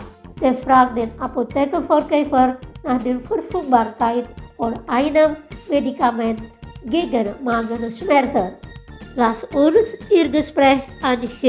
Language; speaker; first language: German; non-native, fluent; Indonesian